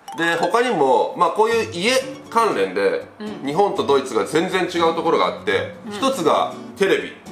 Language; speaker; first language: Japanese; native; Japanese